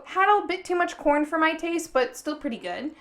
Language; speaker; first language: English; native; English